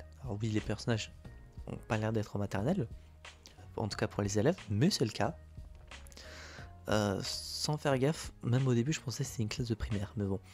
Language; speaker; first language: French; native; French